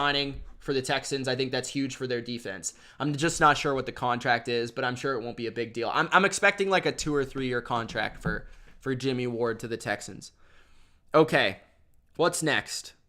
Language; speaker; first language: English; native; English